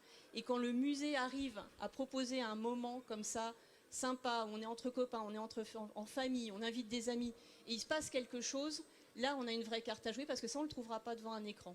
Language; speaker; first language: French; native; French